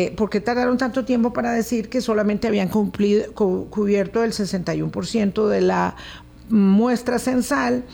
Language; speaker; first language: Spanish; native; Spanish